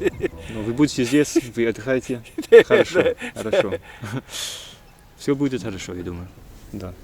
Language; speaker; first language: Russian; non-native, learner; English